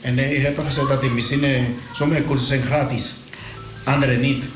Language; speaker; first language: Dutch; non-native, learner; Spanish